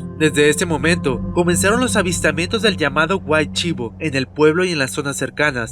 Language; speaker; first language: Spanish; native; Spanish